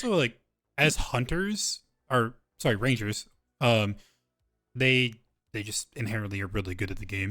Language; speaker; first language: English; native; English